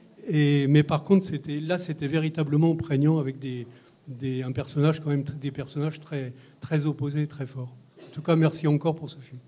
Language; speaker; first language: French; native; French